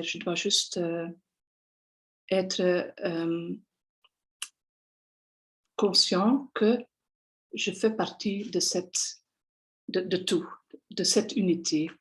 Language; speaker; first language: French; non-native, local second language; Dutch